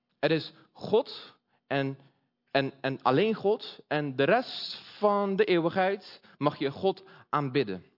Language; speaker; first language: Dutch; early bilingual, other home language; Portuguese